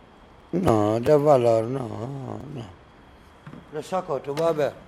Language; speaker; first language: Spanish; non-native, learner; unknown